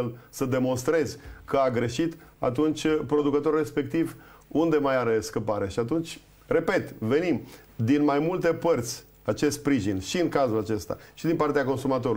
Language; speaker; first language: Romanian; native; Romanian